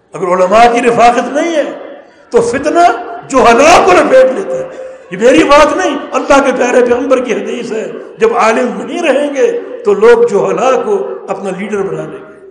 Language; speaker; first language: Urdu; native; Urdu